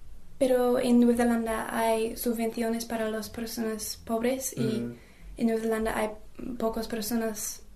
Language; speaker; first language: Spanish; non-native, learner; English